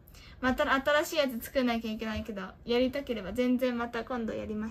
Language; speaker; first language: Japanese; early bilingual, heritage; Japanese